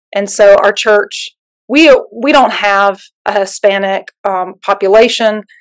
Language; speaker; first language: English; native; English